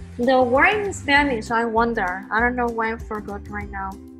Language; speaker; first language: English; non-native, fluent; Spanish